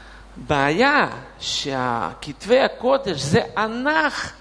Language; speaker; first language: Hebrew; non-native, fluent; Russian